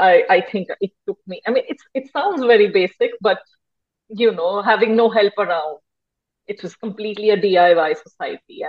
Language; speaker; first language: English; non-native, local second language; Hindi